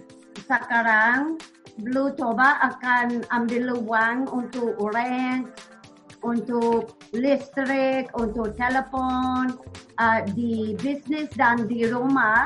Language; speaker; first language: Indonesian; non-native, learner; English